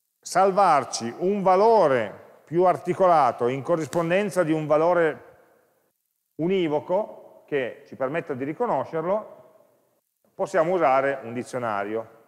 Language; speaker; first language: Italian; native; Italian